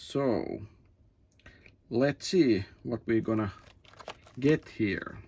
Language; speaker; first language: English; non-native, learner; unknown